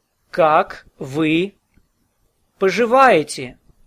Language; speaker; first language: Russian; non-native, learner; English